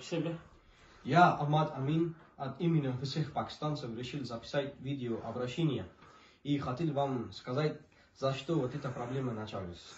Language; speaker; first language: Russian; non-native, learner; Urdu